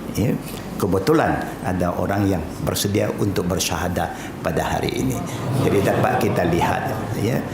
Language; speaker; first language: Malay; non-native, local second language; Chinese